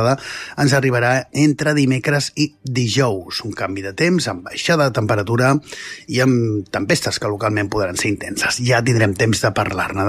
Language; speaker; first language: Catalan; native; Catalan